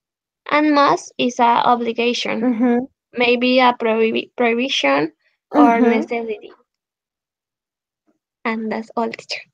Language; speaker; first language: English; non-native, learner; Spanish